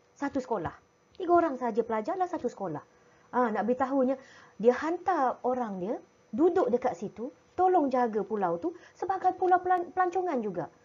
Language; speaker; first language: Malay; native; Malay